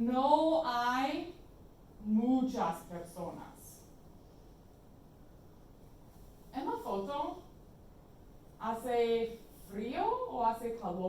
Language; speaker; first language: Spanish; non-native, fluent; English